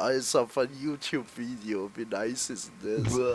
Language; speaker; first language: German; native; German